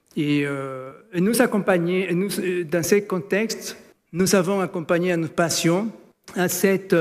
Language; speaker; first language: French; non-native, fluent; Spanish